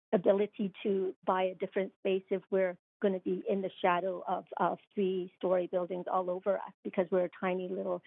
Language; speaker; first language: English; non-native, local second language; Cantonese